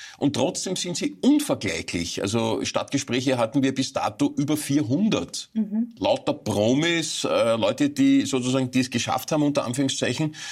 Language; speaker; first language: German; native; German